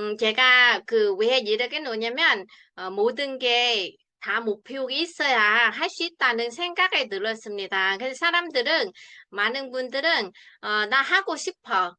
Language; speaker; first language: Korean; non-native, fluent; Vietnamese